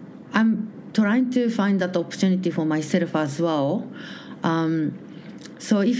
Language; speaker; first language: English; non-native, learner; Japanese